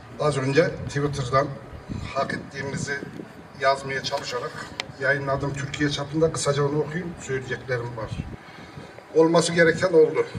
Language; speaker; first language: Turkish; native; Turkish